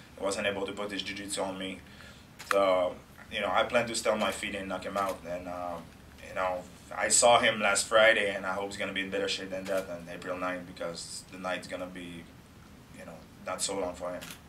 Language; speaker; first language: English; non-native, fluent; French